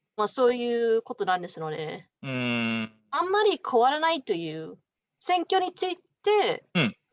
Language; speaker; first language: Japanese; non-native, fluent; English